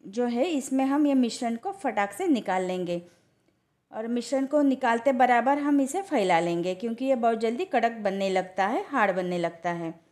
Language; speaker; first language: Hindi; non-native, local second language; Marathi